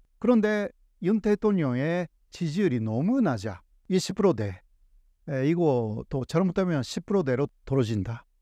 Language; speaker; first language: Korean; non-native, fluent; Japanese